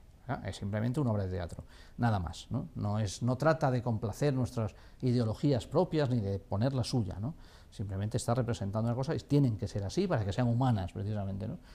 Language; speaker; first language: Spanish; native; Spanish